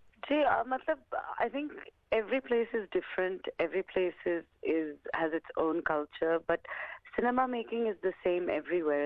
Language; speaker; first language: Punjabi; early bilingual, heritage; Punjabi